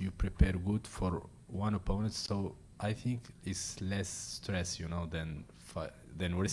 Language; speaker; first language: English; non-native, learner; Arabic